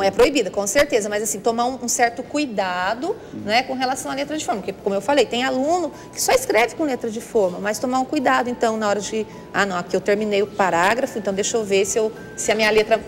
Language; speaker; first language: Portuguese; native; Portuguese